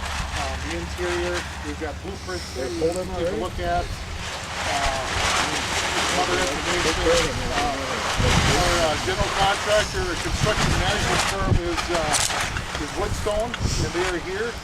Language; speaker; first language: English; native; English